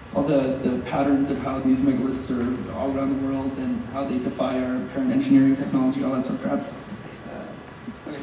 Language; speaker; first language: English; native; English